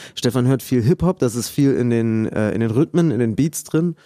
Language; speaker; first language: German; native; German